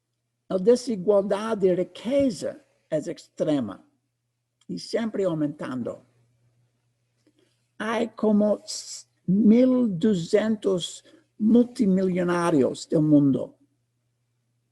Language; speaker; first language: Spanish; non-native, fluent; English